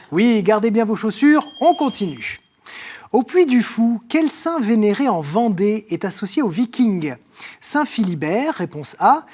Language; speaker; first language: French; native; French